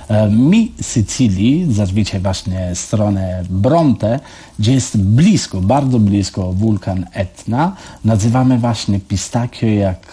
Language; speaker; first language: Polish; non-native, learner; Italian